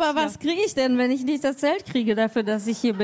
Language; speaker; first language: German; native; German